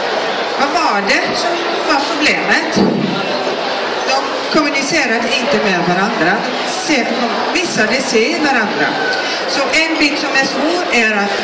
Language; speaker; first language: Swedish; non-native, fluent; Greek